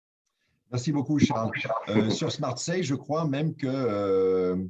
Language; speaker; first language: French; native; French